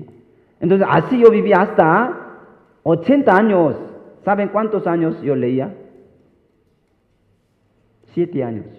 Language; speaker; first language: Spanish; non-native, fluent; Korean